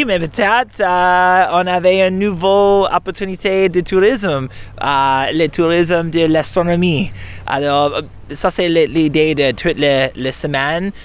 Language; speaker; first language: French; non-native, local second language; English